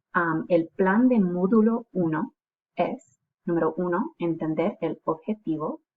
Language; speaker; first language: Spanish; non-native, fluent; English